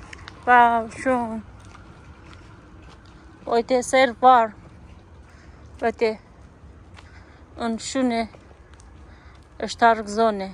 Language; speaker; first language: German; non-native, learner; Persian